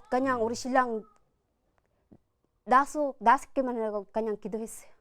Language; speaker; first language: Korean; non-native, learner; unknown